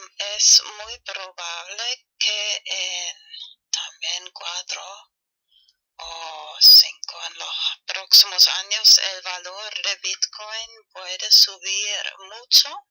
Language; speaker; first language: Spanish; non-native, fluent; German